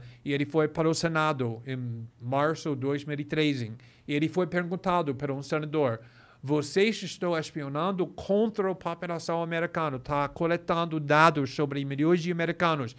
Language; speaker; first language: Portuguese; non-native, fluent; English